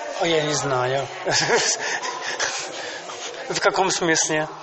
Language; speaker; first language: Russian; non-native, learner; German